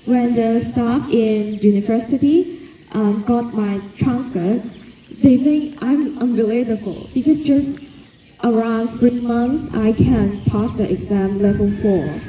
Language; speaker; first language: English; non-native, fluent; Cantonese